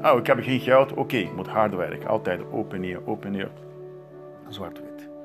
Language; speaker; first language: Dutch; non-native, learner; Portuguese